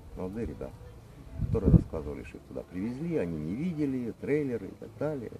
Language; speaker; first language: Russian; native; Russian